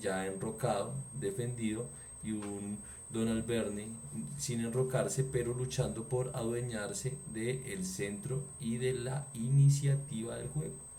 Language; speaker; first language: Spanish; native; Spanish